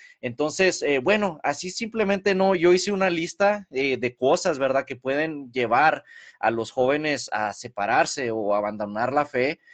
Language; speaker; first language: Spanish; early bilingual, heritage; Spanish